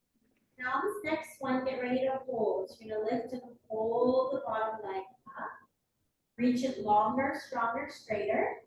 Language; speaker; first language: English; native; English